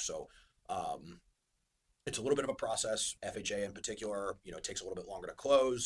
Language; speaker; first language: English; native; English